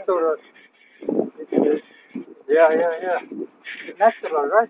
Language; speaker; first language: English; non-native, learner; Estonian